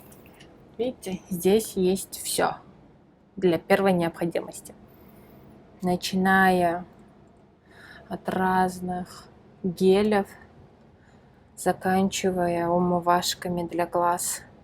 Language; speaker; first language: Russian; non-native, local second language; Kyrgyz